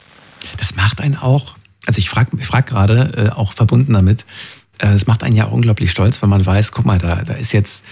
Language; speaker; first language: German; native; German